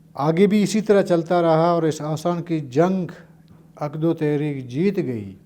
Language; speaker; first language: Urdu; non-native, local second language; Baluchi